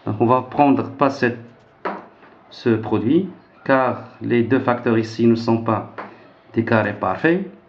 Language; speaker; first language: French; non-native, local second language; Arabic